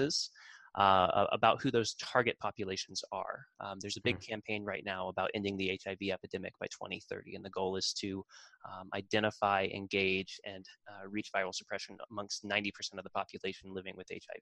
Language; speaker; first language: English; native; English